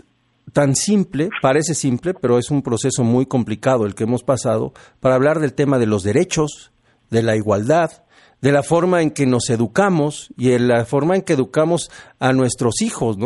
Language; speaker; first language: Spanish; native; Spanish